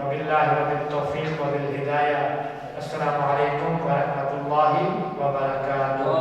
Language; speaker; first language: Indonesian; non-native, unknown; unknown